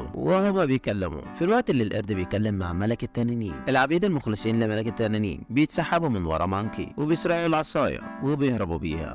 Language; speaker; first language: Arabic; native; Arabic